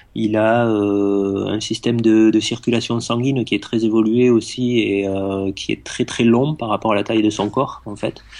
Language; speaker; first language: French; native; French